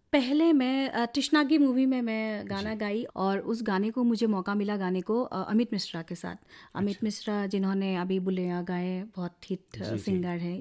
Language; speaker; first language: Hindi; non-native, local second language; Assamese